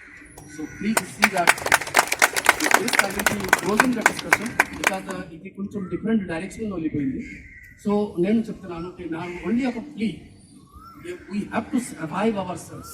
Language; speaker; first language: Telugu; non-native, local second language; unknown